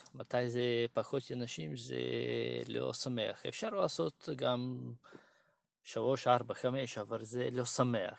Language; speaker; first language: Hebrew; non-native, learner; Bulgarian